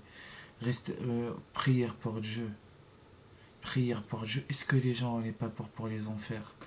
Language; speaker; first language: French; non-native, learner; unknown